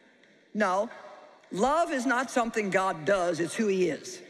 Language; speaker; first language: English; native; English